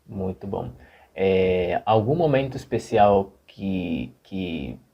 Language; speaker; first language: Portuguese; non-native, fluent; Spanish